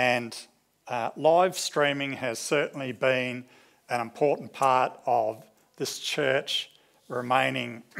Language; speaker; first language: English; native; English